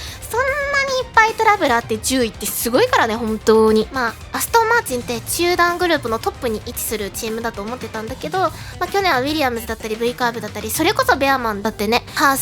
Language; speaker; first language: Japanese; native; Japanese